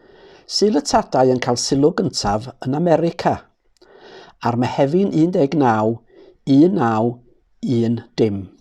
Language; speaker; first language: Welsh; native; Welsh